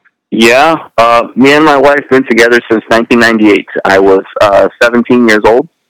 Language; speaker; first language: English; early bilingual, other home language; Spanish